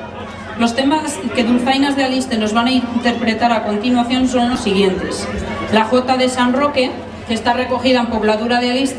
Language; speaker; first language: Spanish; native; Spanish